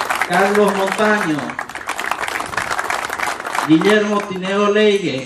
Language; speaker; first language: Spanish; native; Spanish